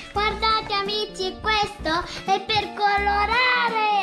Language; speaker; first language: Italian; early bilingual, other home language; Spanish